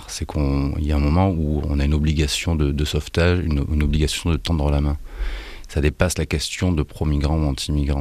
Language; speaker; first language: French; native; French